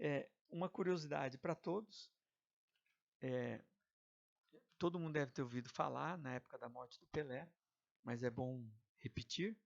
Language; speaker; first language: Portuguese; native; Portuguese